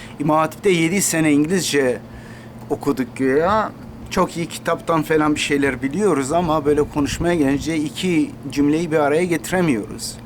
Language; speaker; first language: Turkish; non-native, local second language; Kurdish